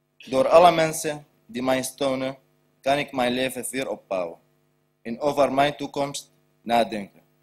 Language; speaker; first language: Dutch; non-native, learner; Arabic